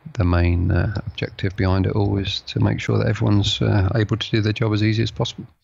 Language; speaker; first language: English; native; English